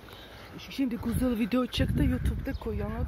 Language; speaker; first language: Turkish; non-native, learner; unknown